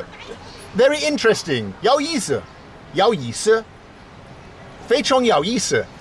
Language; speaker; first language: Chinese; non-native, learner; English